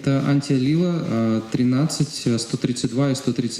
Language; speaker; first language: Russian; native; Russian